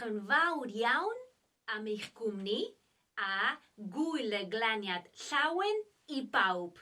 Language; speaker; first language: Welsh; non-native, local second language; Spanish